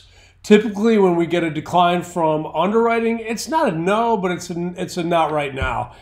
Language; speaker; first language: English; native; English